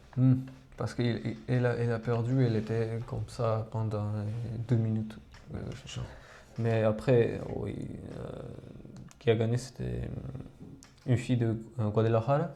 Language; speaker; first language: French; non-native, fluent; Georgian